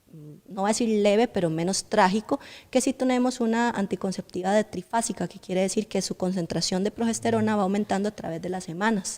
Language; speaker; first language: Spanish; native; Spanish